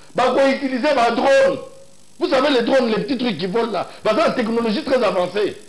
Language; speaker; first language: French; non-native, local second language; Luba-Lulua